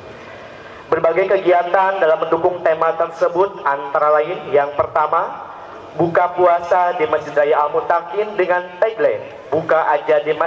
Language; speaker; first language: Indonesian; native; Indonesian